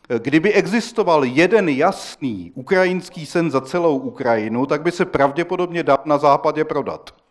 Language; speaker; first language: Czech; native; Czech